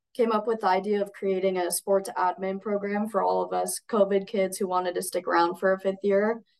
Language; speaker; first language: English; native; English